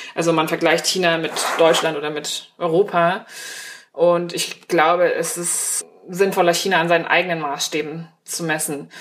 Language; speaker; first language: German; early bilingual, other home language; Chinese